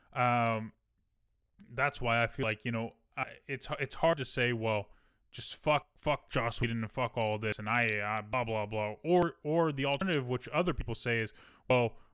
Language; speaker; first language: English; native; English